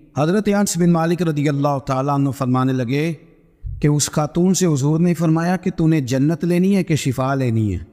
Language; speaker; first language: Urdu; non-native, local second language; Punjabi